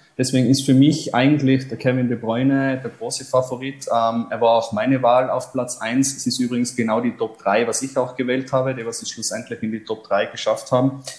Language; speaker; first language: German; native; German